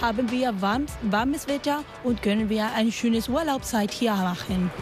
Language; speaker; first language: German; non-native, learner; Spanish